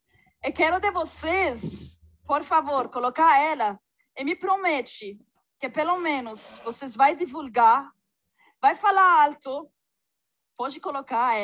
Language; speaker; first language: Portuguese; non-native, fluent; Arabic